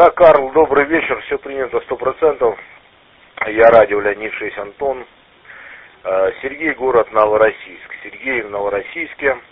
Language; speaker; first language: Russian; native; Russian